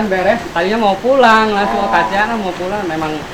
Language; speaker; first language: Indonesian; non-native, local second language; Sundanese